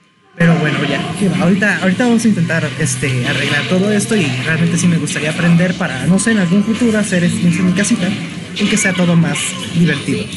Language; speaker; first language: Spanish; native; Spanish